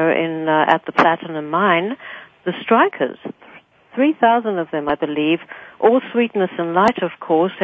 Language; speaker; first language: English; native; English